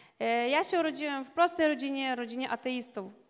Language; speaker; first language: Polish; non-native, learner; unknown